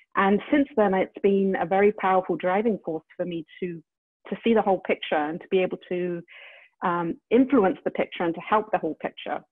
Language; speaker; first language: English; native; English